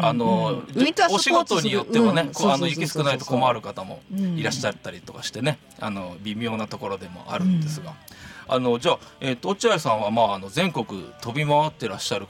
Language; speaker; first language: Japanese; native; Japanese